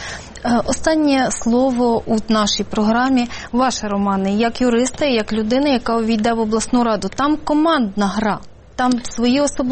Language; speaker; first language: Ukrainian; native; Ukrainian